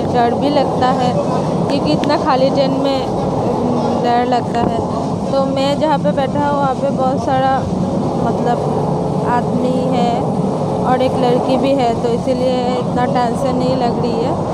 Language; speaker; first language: Hindi; non-native, local second language; Assamese